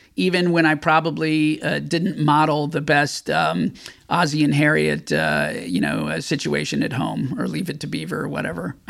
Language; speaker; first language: English; native; English